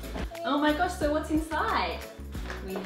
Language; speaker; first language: English; native; English